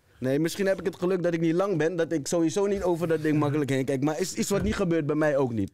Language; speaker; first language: Dutch; native; Dutch